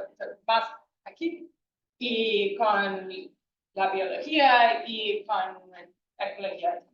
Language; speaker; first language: Spanish; non-native, fluent; English